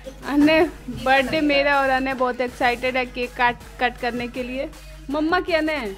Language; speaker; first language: Hindi; native; Hindi